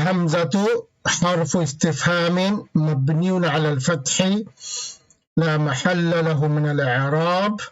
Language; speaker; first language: Arabic; non-native, fluent; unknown